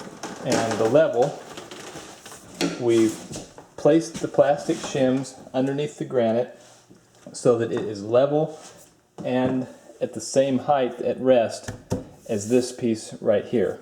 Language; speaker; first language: English; native; English